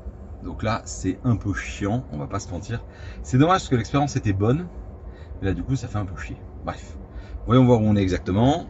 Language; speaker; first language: French; native; French